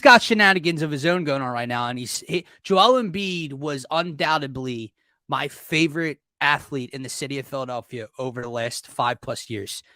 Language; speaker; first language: English; native; English